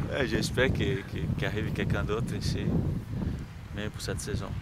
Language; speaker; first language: French; non-native, fluent; Portuguese